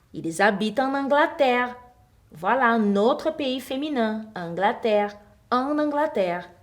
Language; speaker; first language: French; non-native, fluent; Portuguese